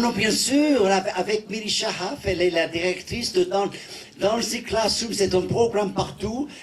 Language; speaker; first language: French; non-native, learner; English